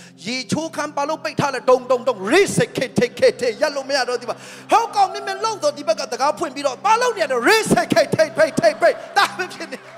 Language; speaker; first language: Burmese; non-native, local second language; Tedim Chin